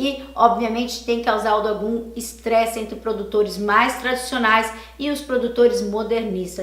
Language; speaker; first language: Portuguese; native; Portuguese